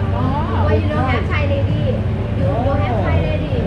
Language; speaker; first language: English; non-native, learner; Thai